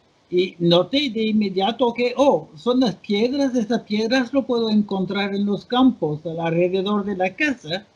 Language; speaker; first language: Spanish; non-native, fluent; French